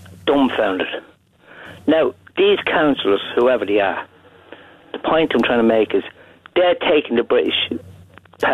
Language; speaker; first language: English; native; English